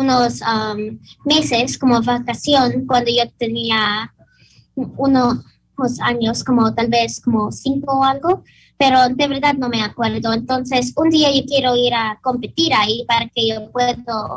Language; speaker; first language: Spanish; early bilingual, heritage; Spanish